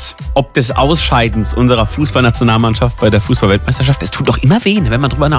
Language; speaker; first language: German; native; German